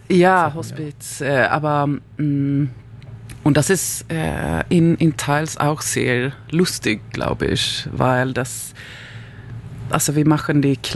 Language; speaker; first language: German; non-native, learner; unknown